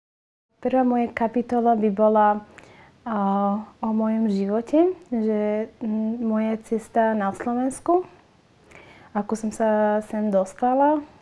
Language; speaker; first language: Slovak; non-native, learner; Somali